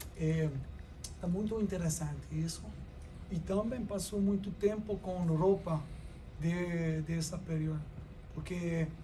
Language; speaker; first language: Portuguese; non-native, learner; French